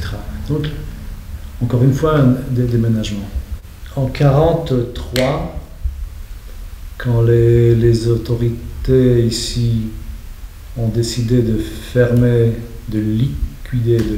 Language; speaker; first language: French; non-native, fluent; Polish